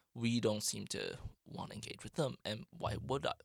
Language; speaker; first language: English; non-native, fluent; Chinese